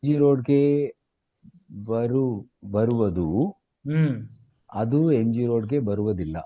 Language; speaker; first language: Kannada; non-native, learner; Tamil